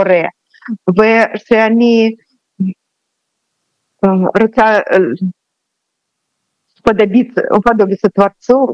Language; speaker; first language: Hebrew; non-native, learner; Russian